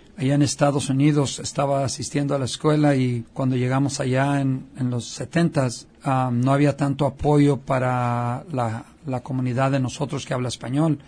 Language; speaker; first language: Spanish; early bilingual, heritage; Spanish